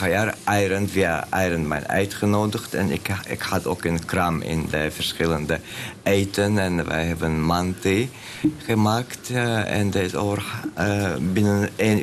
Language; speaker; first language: Dutch; non-native, learner; Russian